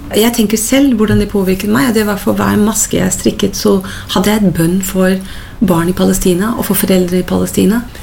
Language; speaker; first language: Norwegian; non-native, fluent; English